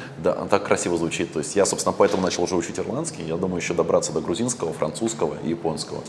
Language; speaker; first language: Russian; early bilingual, other home language; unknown